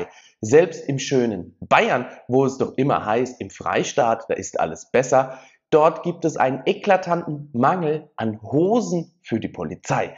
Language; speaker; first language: German; native; German